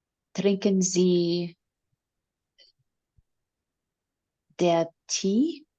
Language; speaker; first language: German; non-native, learner; English